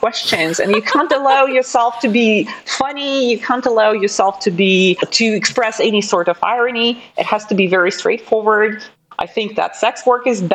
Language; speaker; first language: English; non-native, fluent; Russian